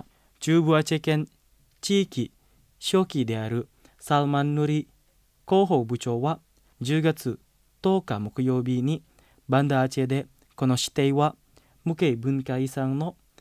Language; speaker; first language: Japanese; non-native, fluent; Indonesian